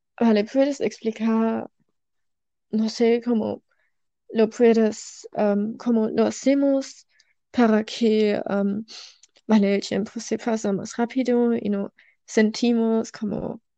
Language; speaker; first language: Spanish; non-native, learner; German